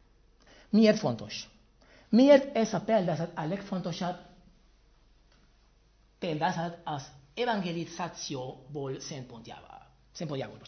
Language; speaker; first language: Hungarian; non-native, fluent; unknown